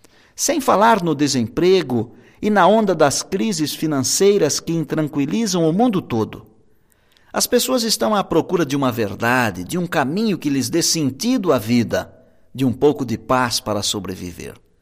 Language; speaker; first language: Portuguese; native; Portuguese